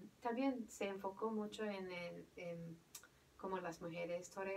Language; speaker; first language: Spanish; non-native, fluent; English